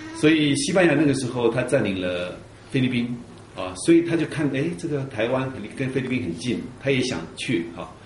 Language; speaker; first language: Chinese; early bilingual, heritage; Chinese